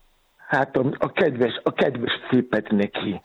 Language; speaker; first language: Hungarian; non-native, fluent; Yoruba